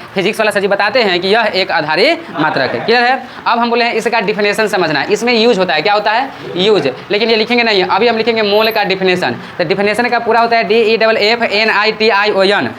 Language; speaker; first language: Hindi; native; Hindi